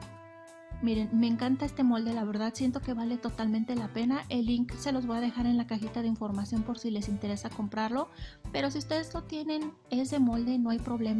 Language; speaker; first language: Spanish; native; Spanish